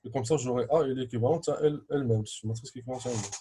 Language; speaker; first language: French; non-native, local second language; Arabic